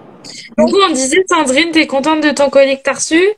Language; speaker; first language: French; native; French